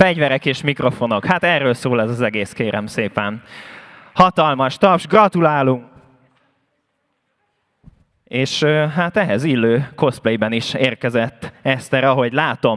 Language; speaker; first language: Hungarian; native; Hungarian